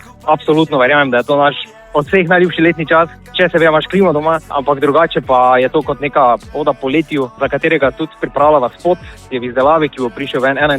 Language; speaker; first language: Slovenian; native; Slovenian